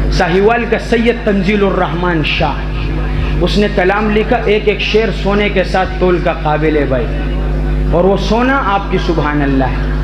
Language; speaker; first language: Urdu; non-native, local second language; Pashto